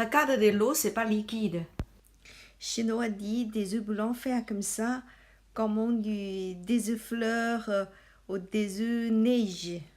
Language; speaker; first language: French; non-native, learner; Chinese